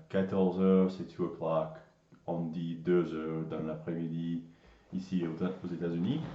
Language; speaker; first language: French; non-native, learner; English